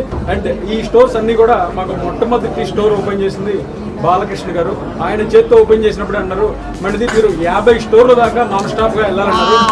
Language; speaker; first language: Telugu; native; Telugu